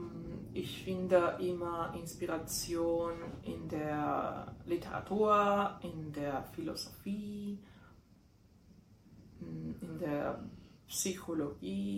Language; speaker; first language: German; non-native, fluent; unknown